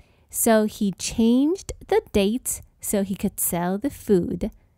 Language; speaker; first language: English; non-native, fluent; Chinese